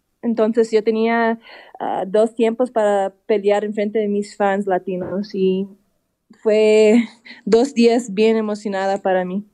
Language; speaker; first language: Spanish; early bilingual, heritage; English